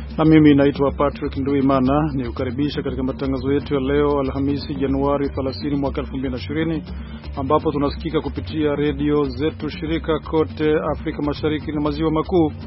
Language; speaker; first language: Swahili; non-native, local second language; Rundi